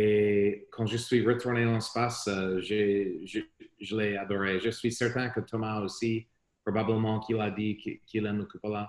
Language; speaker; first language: French; non-native, learner; English